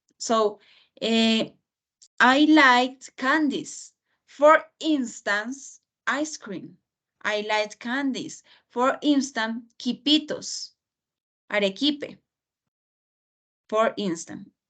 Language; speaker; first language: English; non-native, fluent; Spanish